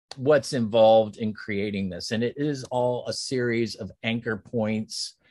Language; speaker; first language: English; native; English